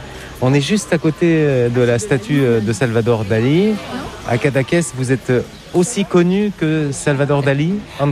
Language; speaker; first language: French; native; French